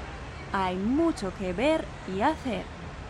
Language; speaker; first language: Spanish; non-native, fluent; Polish